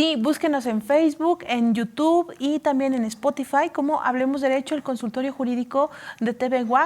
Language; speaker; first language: Spanish; native; Spanish